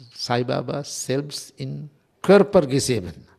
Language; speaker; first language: German; non-native, fluent; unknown